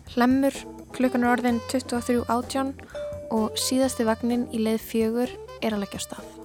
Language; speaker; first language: Icelandic; native; Icelandic